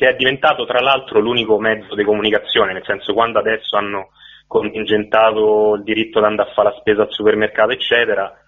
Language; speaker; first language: Italian; native; Italian